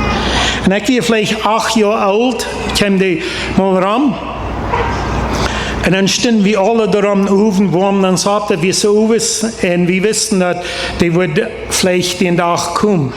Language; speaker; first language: German; non-native, learner; Plautdietsch